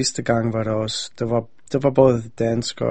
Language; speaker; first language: Danish; non-native, fluent; English